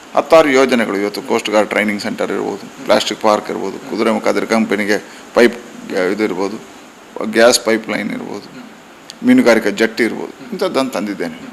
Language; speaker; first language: Kannada; non-native, local second language; Tulu